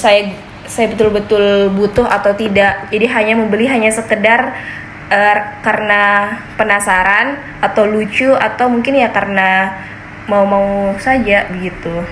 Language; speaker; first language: Indonesian; native; Indonesian